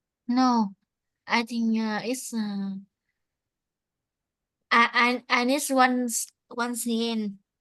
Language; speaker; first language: English; non-native, learner; Vietnamese